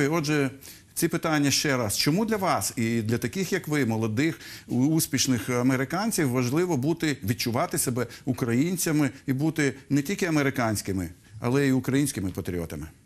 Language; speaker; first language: Ukrainian; native; Ukrainian